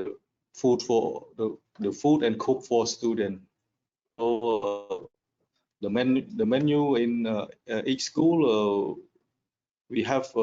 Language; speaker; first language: English; non-native, learner; Khmer